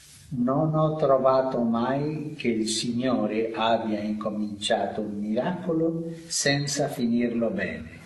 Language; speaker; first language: Italian; non-native, fluent; Spanish